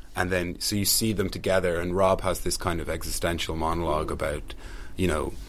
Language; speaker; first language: English; native; English